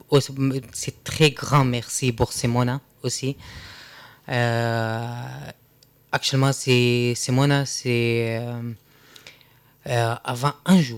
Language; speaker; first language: French; non-native, learner; Arabic